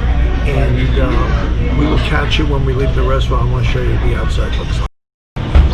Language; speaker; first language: English; native; English